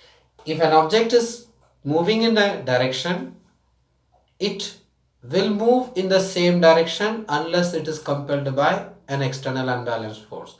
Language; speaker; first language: English; non-native, local second language; Tamil